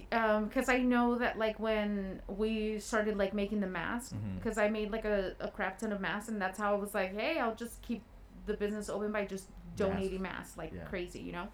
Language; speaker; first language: English; native; English